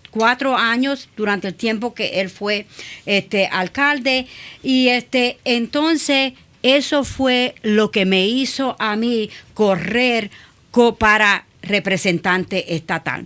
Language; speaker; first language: Spanish; early bilingual, other home language; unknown